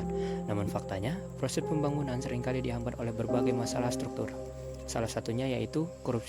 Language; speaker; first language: Indonesian; native; Indonesian